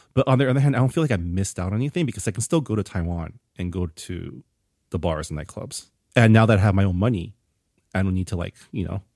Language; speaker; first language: English; early bilingual, other home language; Chinese